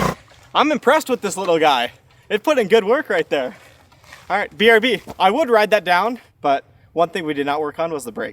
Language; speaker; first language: English; native; English